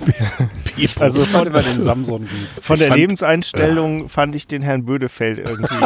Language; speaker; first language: German; native; German